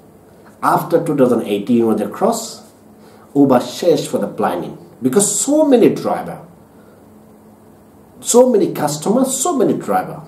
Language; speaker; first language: English; non-native, learner; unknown